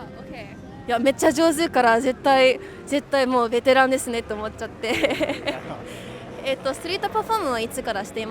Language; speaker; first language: Japanese; non-native, learner; English